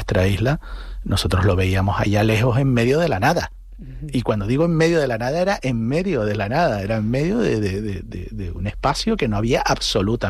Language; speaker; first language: Spanish; native; Spanish